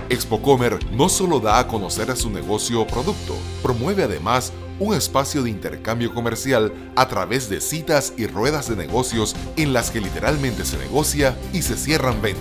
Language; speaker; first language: Spanish; native; Spanish